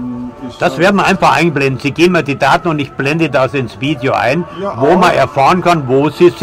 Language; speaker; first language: German; native; German